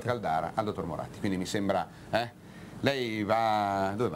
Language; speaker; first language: Italian; native; Italian